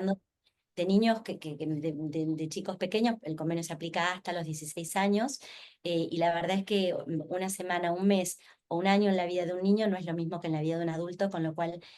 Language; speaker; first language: Spanish; native; Spanish